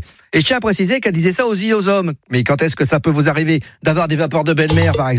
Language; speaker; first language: French; native; French